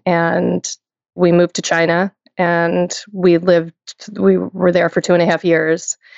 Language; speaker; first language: English; native; English